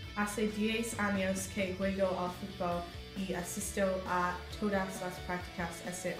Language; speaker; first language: Spanish; non-native, learner; English